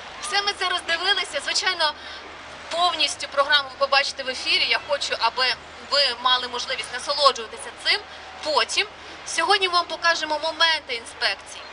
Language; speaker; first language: Ukrainian; native; Ukrainian